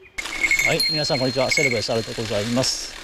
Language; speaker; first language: Japanese; native; Japanese